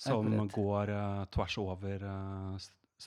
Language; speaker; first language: Norwegian; native; Norwegian